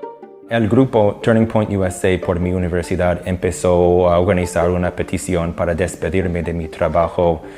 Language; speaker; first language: Spanish; non-native, fluent; English